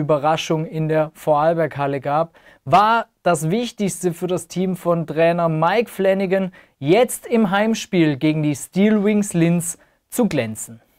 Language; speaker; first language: German; native; German